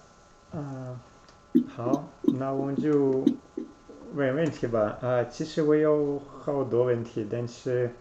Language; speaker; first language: Chinese; non-native, learner; Russian